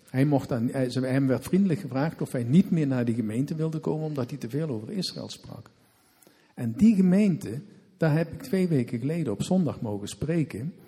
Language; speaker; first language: Dutch; native; Dutch